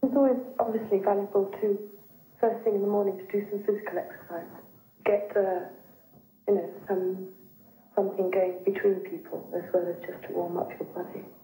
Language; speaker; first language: English; native; English